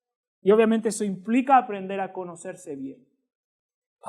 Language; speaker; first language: Spanish; native; Spanish